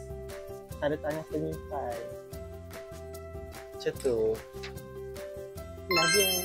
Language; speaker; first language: Malay; native; Malay